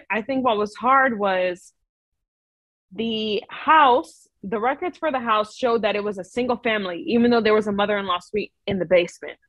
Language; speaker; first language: English; native; English